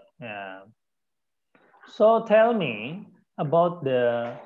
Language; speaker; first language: English; non-native, learner; Indonesian